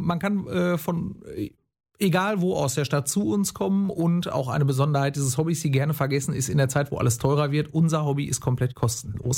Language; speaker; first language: German; native; German